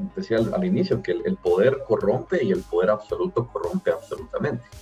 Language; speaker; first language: Spanish; native; Spanish